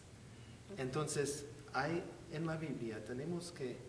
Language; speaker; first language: Spanish; non-native, fluent; English